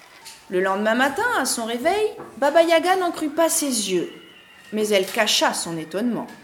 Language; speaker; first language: French; native; French